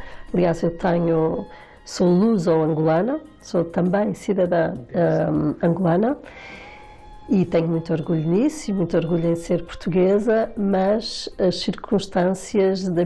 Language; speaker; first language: Portuguese; native; Portuguese